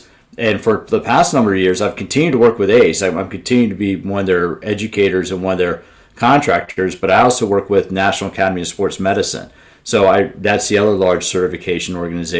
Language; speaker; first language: English; native; English